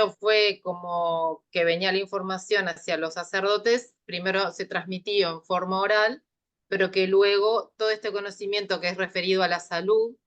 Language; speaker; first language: Spanish; native; Spanish